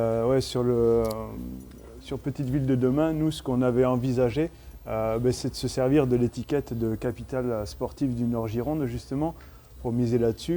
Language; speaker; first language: French; native; French